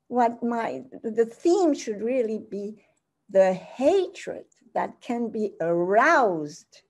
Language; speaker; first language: English; early bilingual, other home language; German